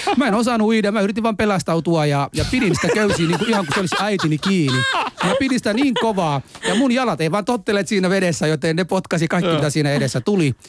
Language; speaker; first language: Finnish; non-native, fluent; Somali